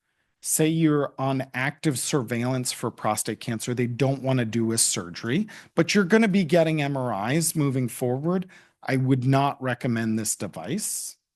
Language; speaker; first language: English; native; English